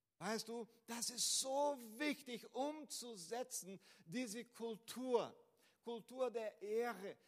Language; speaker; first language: German; non-native, fluent; Portuguese